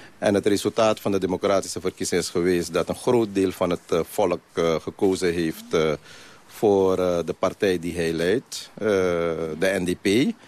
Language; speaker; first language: Dutch; non-native, local second language; Caribbean Hindustani